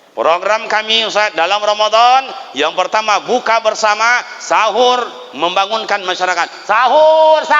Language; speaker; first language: Malay; non-native, local second language; Minangkabau